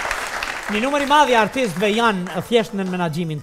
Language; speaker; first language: Albanian; native; Albanian